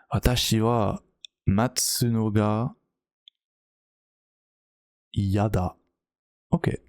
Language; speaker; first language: Japanese; non-native, learner; French